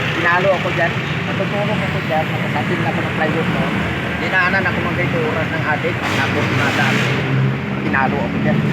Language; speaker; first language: Filipino; non-native, local second language; Hiligaynon